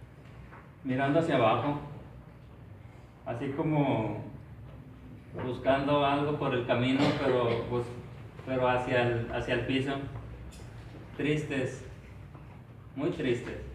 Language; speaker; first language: Spanish; native; Spanish